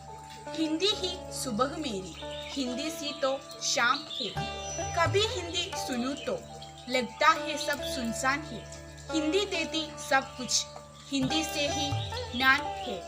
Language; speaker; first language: Hindi; non-native, local second language; Malayalam